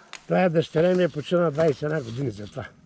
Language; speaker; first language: Bulgarian; native; Bulgarian